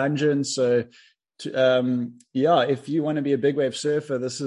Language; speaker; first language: English; native; English